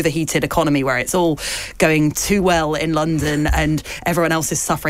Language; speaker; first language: English; native; English